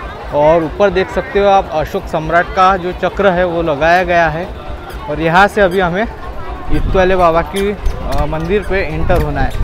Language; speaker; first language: Hindi; non-native, local second language; Marathi